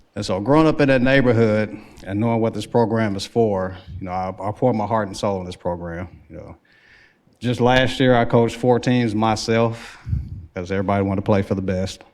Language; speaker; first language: English; native; English